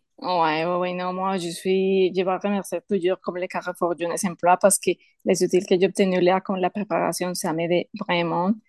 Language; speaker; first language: French; non-native, learner; Spanish